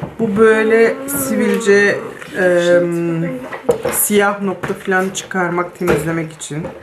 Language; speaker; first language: Turkish; early bilingual, heritage; Turkish